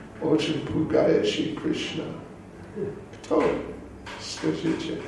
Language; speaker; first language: Russian; non-native, learner; English